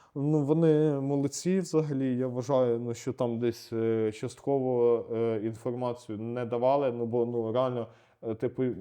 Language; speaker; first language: Ukrainian; non-native, local second language; Russian